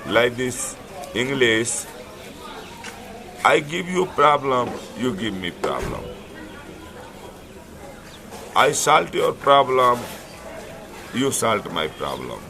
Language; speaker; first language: English; non-native, learner; Hindi